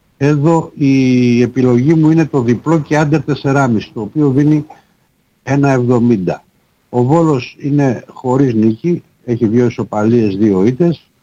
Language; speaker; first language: Greek; native; Greek